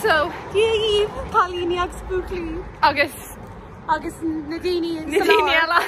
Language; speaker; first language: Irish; non-native, local second language; English